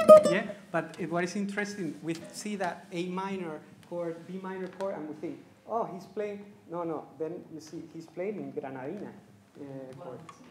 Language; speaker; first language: English; non-native, fluent; Spanish